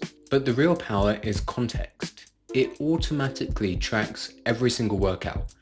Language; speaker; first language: English; native; English